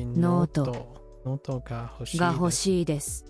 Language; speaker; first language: Japanese; non-native, learner; English